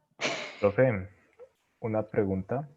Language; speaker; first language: Spanish; native; Spanish